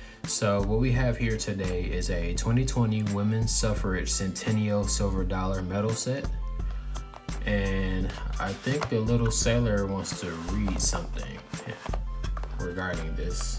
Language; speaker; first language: English; native; English